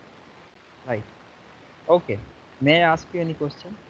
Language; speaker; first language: English; non-native, fluent; Hindi